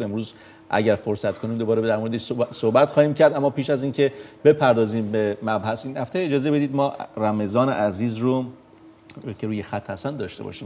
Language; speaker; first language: Persian; native; Persian